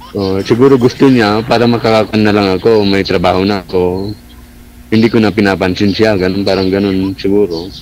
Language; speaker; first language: Filipino; non-native, local second language; Iloko